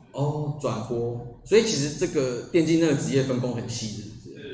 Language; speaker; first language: Chinese; native; Chinese